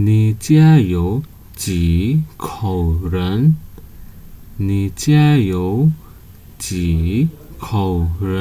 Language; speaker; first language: Chinese; non-native, fluent; Nepali